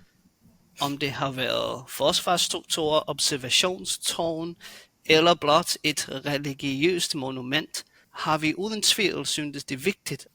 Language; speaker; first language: Danish; native; Danish